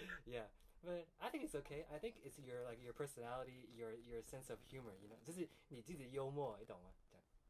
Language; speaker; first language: English; early bilingual, other home language; Chinese